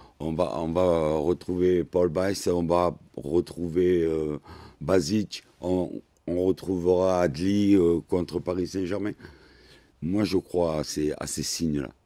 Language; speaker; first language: French; native; French